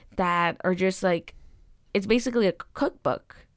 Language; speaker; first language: English; native; English